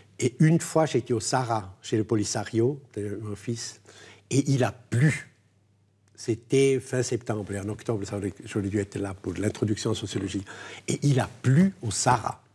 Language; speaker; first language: French; non-native, local second language; German